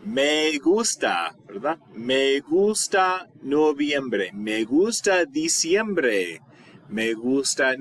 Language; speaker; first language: Spanish; non-native, fluent; English